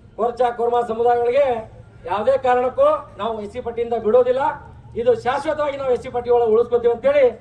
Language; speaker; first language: Kannada; non-native, local second language; Lambadi